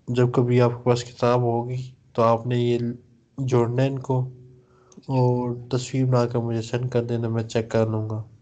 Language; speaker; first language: Urdu; non-native, local second language; Punjabi